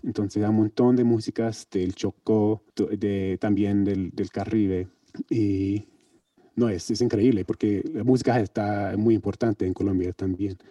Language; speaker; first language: Spanish; non-native, learner; English